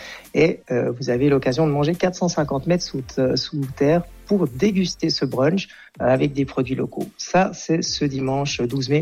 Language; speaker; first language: French; native; French